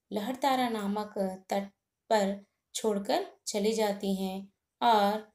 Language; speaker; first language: Hindi; non-native, local second language; Telugu